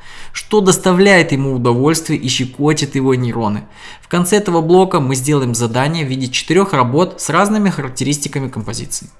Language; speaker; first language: Russian; native; Russian